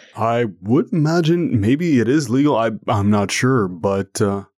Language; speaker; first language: English; non-native, fluent; French